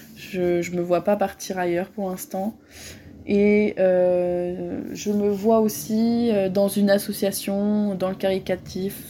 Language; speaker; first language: French; native; French